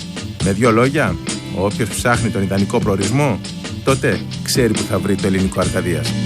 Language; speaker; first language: Greek; native; Greek